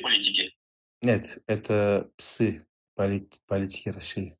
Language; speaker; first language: Russian; non-native, local second language; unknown